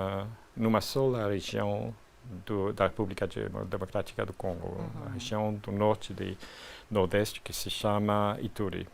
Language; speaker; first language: Portuguese; non-native, fluent; French